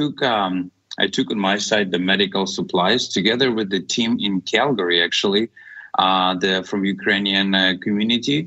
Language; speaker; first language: English; non-native, fluent; Ukrainian